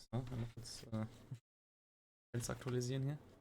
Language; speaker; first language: German; native; German